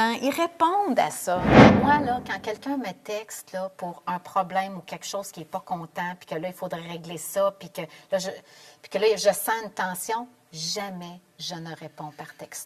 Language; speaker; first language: French; native; French